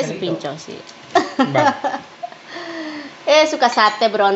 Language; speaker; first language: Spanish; non-native, learner; Indonesian